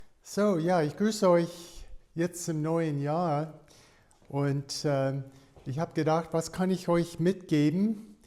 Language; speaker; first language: German; non-native, fluent; English